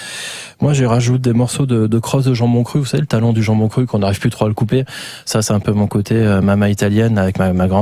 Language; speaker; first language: French; native; French